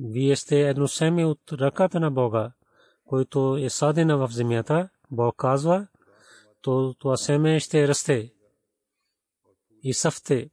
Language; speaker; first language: Bulgarian; non-native, learner; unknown